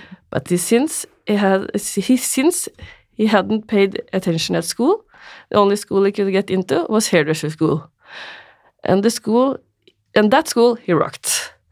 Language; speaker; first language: English; non-native, learner; Norwegian